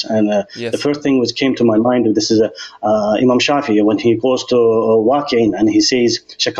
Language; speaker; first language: English; non-native, learner; Azerbaijani